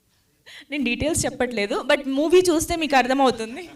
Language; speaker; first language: Telugu; non-native, local second language; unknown